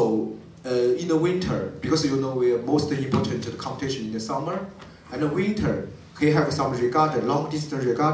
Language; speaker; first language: English; non-native, learner; Chinese